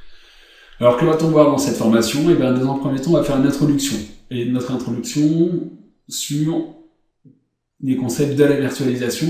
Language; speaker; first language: French; native; French